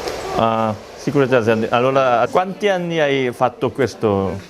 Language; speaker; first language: Italian; non-native, learner; Korean